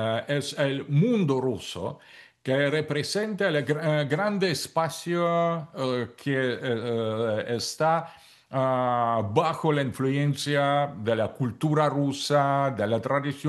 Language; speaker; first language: Spanish; non-native, fluent; Russian